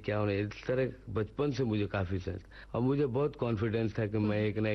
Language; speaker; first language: Hindi; non-native, local second language; Urdu